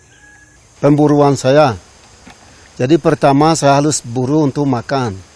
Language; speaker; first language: Indonesian; non-native, local second language; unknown